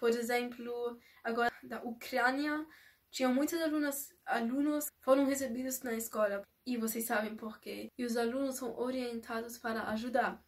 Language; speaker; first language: Portuguese; early bilingual, heritage; Portuguese